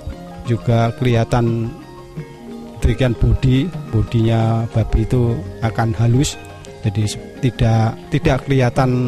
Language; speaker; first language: Indonesian; non-native, local second language; Javanese